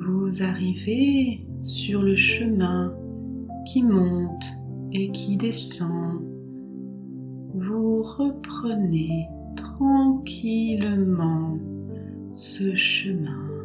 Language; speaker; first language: French; native; French